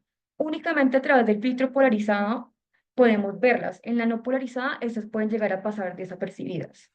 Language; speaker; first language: Spanish; native; Spanish